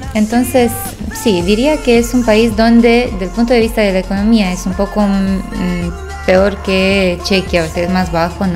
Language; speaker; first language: Spanish; non-native, fluent; Romanian